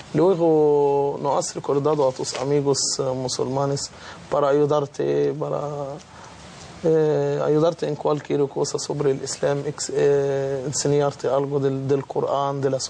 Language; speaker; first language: Spanish; non-native, fluent; Arabic